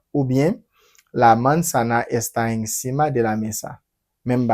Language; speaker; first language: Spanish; non-native, fluent; Haitian Creole